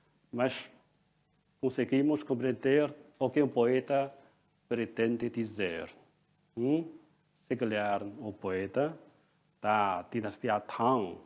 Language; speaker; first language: Portuguese; non-native, fluent; Chinese